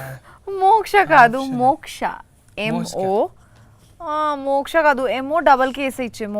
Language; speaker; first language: Telugu; non-native, learner; Bangla